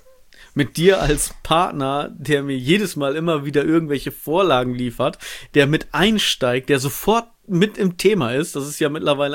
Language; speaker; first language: German; native; German